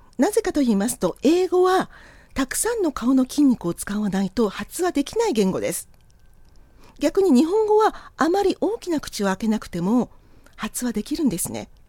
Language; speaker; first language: Japanese; native; Japanese